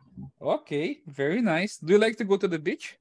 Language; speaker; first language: English; non-native, fluent; Portuguese